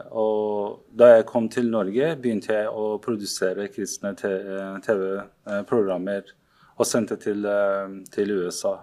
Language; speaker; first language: Norwegian; non-native, fluent; Persian